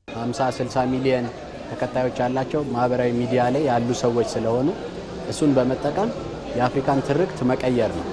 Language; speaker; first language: Amharic; native; Amharic